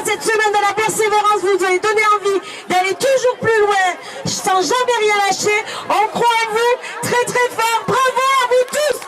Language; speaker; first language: French; native; French